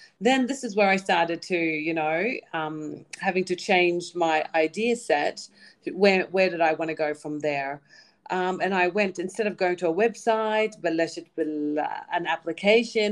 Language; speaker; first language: English; early bilingual, other home language; Arabic